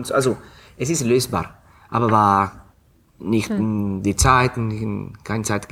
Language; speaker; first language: German; non-native, fluent; Italian